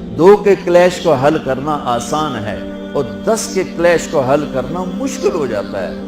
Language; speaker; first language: Urdu; non-native, local second language; Punjabi